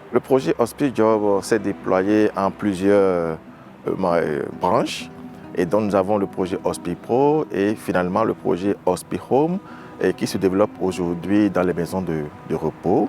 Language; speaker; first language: French; native; French